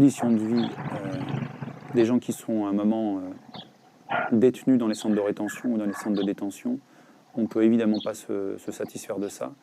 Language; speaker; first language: French; native; French